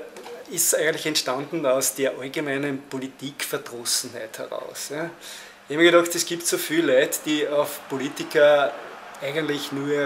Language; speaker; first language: German; native; German